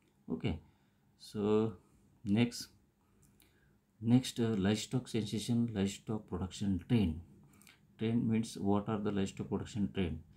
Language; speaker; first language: English; non-native, local second language; Marathi